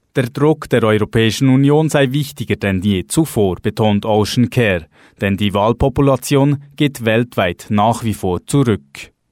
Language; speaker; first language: German; native; German